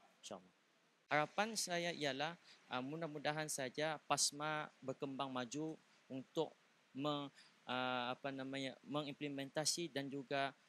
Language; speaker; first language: Malay; native; Malay